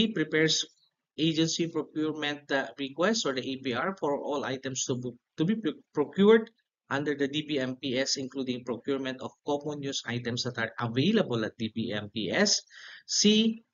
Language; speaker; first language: English; non-native, local second language; Filipino